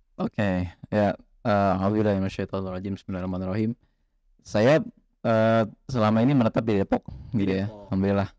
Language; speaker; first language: Indonesian; native; Indonesian